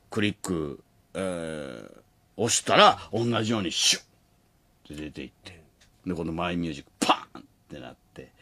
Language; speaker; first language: Japanese; native; Japanese